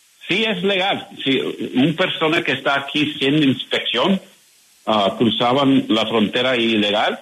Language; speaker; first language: Spanish; non-native, learner; English